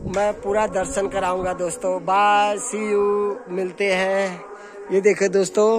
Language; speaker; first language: Hindi; native; Hindi